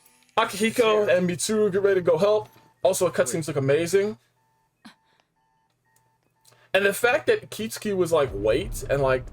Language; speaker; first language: English; native; English